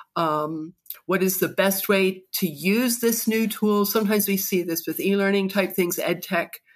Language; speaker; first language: English; native; English